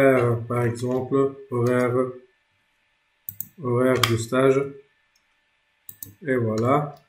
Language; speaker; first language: French; non-native, local second language; Arabic